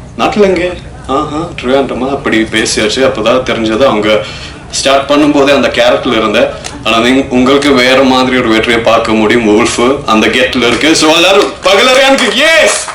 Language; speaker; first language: Tamil; non-native, learner; Malayalam